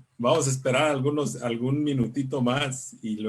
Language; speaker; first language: Spanish; native; Spanish